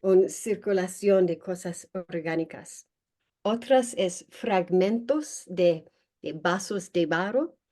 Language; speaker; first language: Spanish; non-native, learner; English